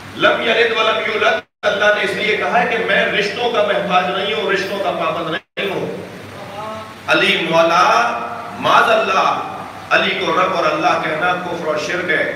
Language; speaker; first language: Urdu; non-native, local second language; Sindhi